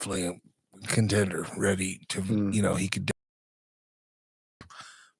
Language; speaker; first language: English; native; English